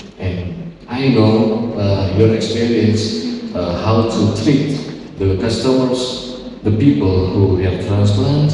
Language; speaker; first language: English; non-native, fluent; Indonesian